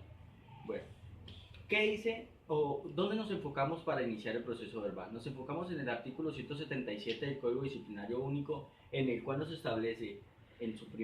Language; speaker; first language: Spanish; native; Spanish